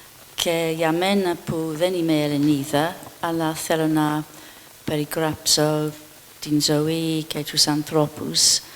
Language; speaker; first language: Greek; non-native, fluent; English